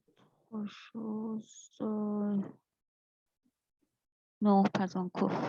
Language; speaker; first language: French; non-native, learner; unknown